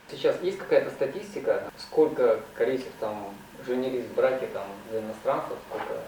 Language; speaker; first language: Russian; non-native, learner; Korean